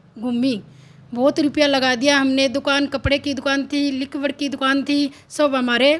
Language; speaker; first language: Hindi; native; Hindi